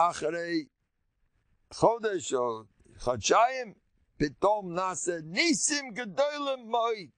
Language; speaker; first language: Hebrew; non-native, fluent; English